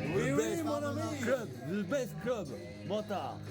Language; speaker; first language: French; non-native, learner; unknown